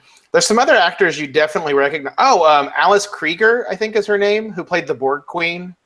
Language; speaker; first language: English; native; English